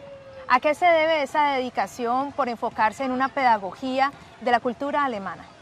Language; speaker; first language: Spanish; native; Spanish